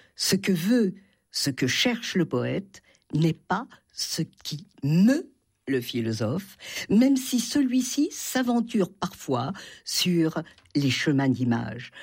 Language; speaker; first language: French; native; French